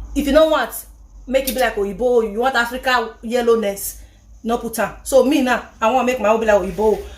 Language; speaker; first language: Nigerian Pidgin; native; Nigerian Pidgin